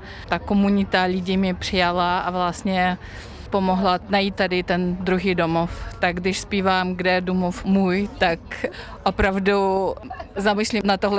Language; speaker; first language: Czech; non-native, fluent; Russian